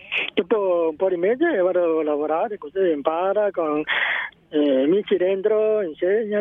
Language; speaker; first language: Italian; non-native, learner; Vietnamese